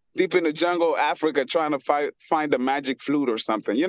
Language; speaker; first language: English; early bilingual, other home language; Spanish